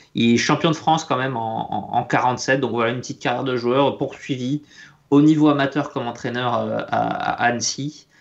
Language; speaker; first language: French; native; French